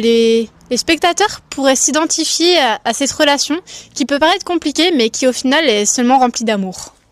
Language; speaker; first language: French; native; French